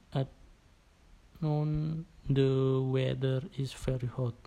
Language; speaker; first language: English; non-native, learner; Indonesian